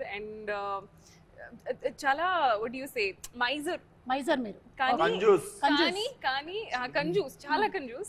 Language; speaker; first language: Telugu; non-native, learner; Hindi